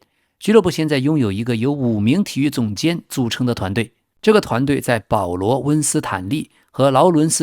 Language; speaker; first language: Chinese; native; Chinese